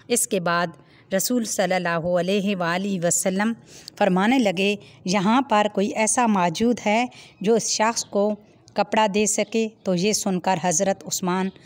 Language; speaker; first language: Hindi; native; Hindi